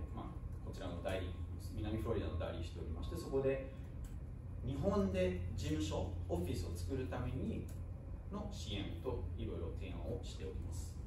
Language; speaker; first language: Japanese; non-native, fluent; German